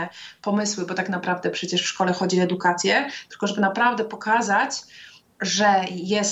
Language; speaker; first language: Polish; native; Polish